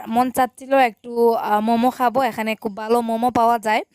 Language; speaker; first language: Bangla; native; Bangla